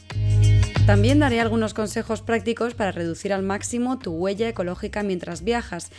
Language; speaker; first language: Spanish; native; Spanish